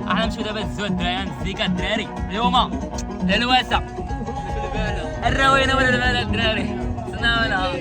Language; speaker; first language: Arabic; native; Arabic